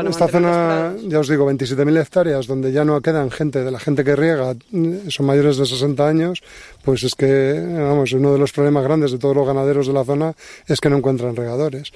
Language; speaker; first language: Spanish; native; Spanish